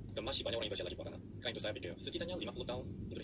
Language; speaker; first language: Indonesian; non-native, learner; Korean